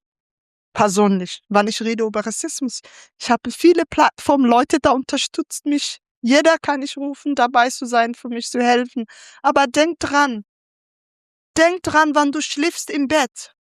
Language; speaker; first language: German; non-native, fluent; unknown